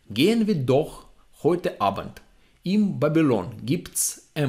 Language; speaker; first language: German; non-native, fluent; Russian